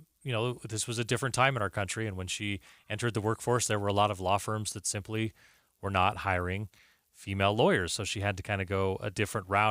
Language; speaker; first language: English; native; English